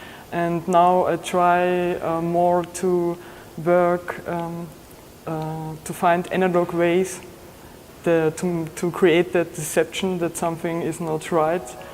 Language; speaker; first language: English; non-native, fluent; German